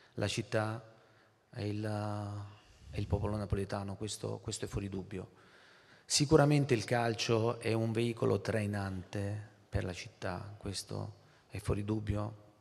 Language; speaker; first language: Italian; native; Italian